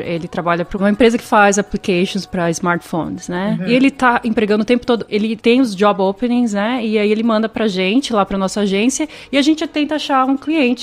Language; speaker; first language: Portuguese; native; Portuguese